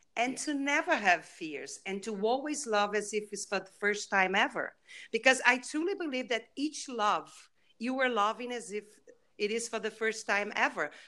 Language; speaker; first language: English; non-native, fluent; Portuguese